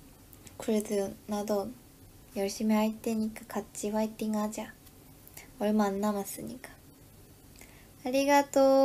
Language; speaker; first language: Korean; non-native, fluent; Japanese